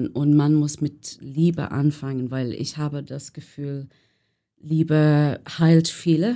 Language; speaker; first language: German; non-native, learner; English